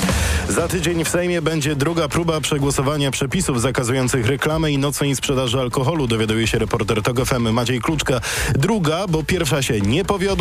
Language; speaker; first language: Polish; native; Polish